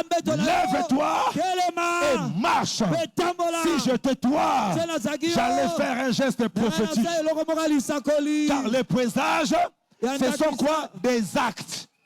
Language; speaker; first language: French; non-native, local second language; Lingala